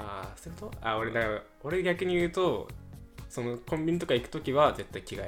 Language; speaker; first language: Japanese; native; Japanese